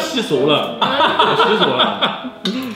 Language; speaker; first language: Chinese; native; Chinese